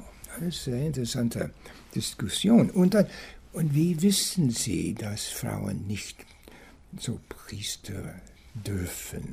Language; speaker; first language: German; non-native, fluent; English